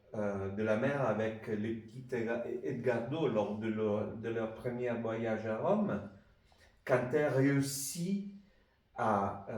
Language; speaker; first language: French; non-native, fluent; Italian